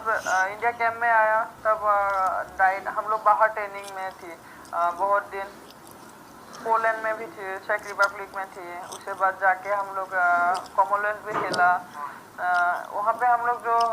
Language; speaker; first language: Hindi; non-native, local second language; Assamese